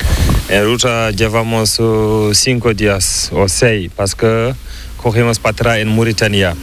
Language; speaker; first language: Spanish; non-native, learner; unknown